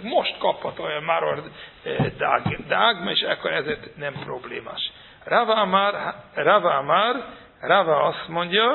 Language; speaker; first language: Hungarian; non-native, fluent; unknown